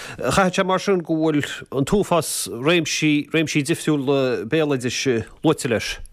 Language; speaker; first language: Irish; native; Irish